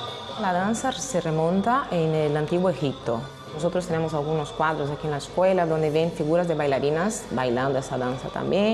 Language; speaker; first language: Spanish; non-native, fluent; Portuguese